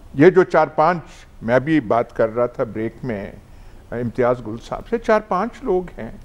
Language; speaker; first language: Urdu; non-native, local second language; Punjabi